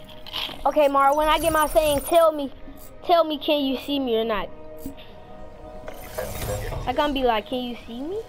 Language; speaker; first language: English; native; English